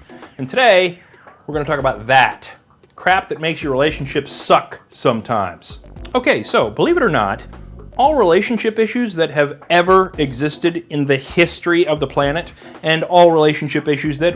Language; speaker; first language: English; native; English